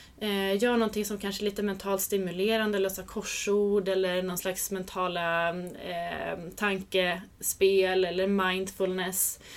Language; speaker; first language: Swedish; native; Swedish